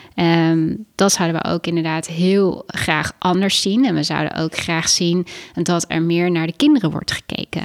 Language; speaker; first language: Dutch; native; Dutch